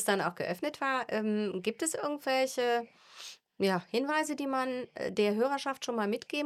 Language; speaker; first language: German; native; German